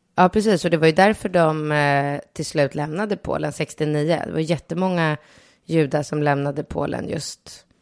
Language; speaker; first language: Swedish; early bilingual, other home language; Polish